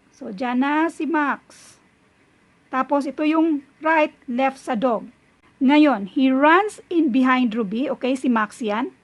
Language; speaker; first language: Filipino; non-native, local second language; Cebuano